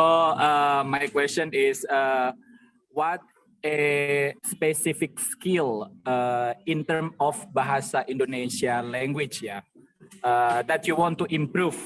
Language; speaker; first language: English; non-native, learner; Indonesian